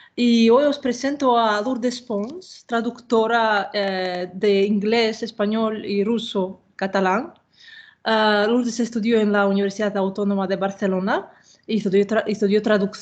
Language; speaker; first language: Spanish; non-native, fluent; Russian